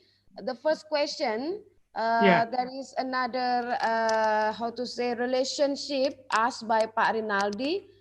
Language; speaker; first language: English; non-native, fluent; Indonesian